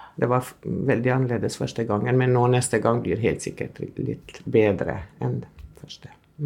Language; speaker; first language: Norwegian; non-native, fluent; Albanian